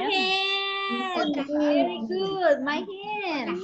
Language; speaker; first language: English; non-native, fluent; Spanish